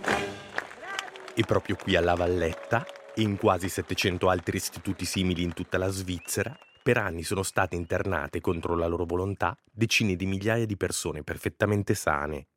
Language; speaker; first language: Italian; native; Italian